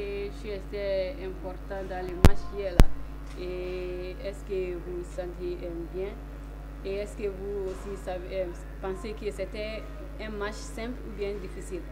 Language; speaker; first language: French; non-native, learner; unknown